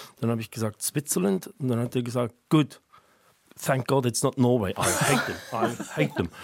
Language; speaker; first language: German; native; German